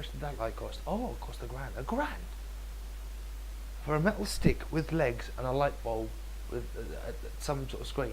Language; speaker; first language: English; native; English